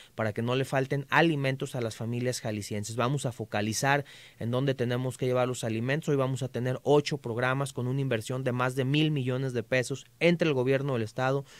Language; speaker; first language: Spanish; native; Spanish